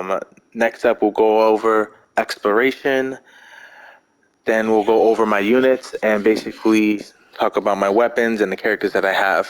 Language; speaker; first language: English; native; English